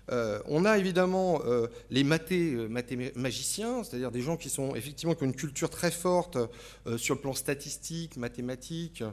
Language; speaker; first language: French; native; French